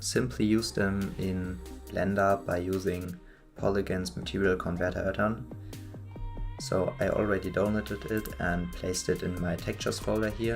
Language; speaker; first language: English; non-native, fluent; German